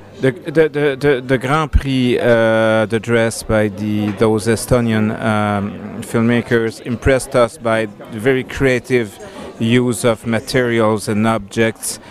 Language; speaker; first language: English; non-native, fluent; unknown